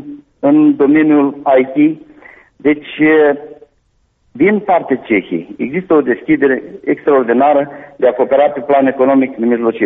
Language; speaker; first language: Romanian; native; Romanian